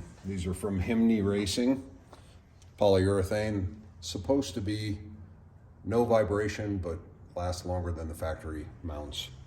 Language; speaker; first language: English; native; English